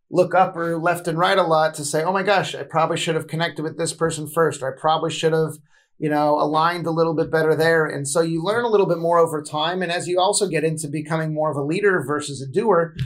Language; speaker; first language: English; native; English